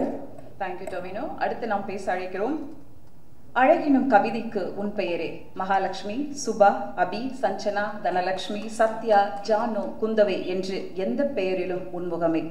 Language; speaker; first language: Tamil; native; Tamil